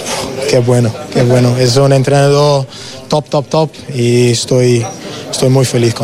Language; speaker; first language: Spanish; non-native, learner; English